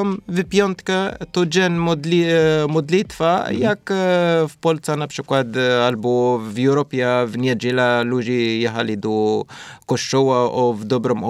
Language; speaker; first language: Polish; non-native, learner; Arabic